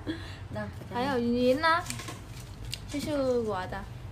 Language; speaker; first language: Chinese; non-native, learner; Vietnamese